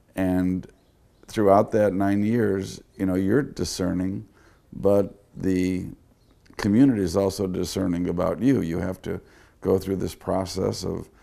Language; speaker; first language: English; native; English